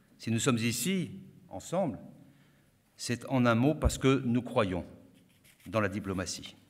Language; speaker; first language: French; native; French